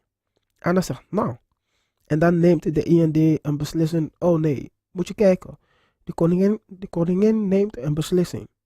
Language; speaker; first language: Dutch; non-native, fluent; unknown